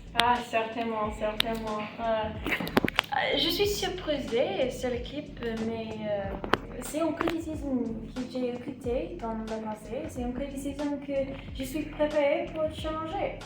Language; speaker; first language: French; non-native, learner; English